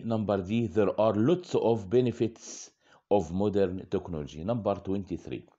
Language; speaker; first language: English; non-native, fluent; Arabic